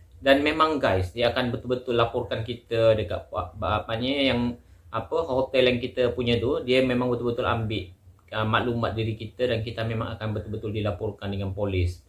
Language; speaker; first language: Malay; native; Malay